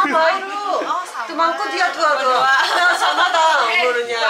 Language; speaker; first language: Indonesian; non-native, fluent; Korean